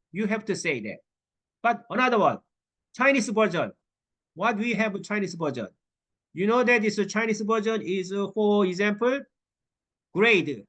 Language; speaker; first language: English; non-native, learner; Korean